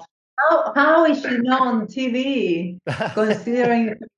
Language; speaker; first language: English; non-native, fluent; Spanish